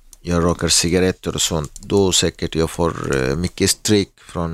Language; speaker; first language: Swedish; non-native, learner; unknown